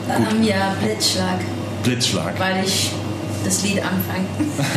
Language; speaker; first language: German; non-native, fluent; English